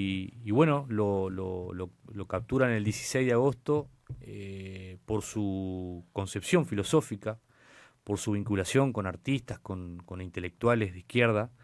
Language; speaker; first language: Spanish; native; Spanish